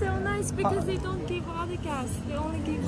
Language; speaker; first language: English; non-native, learner; Chinese